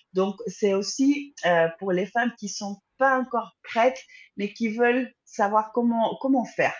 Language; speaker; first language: French; non-native, fluent; Spanish